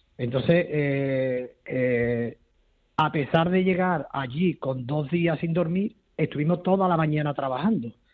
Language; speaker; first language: Spanish; native; Spanish